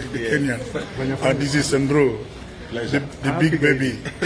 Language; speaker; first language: English; non-native, learner; Lingala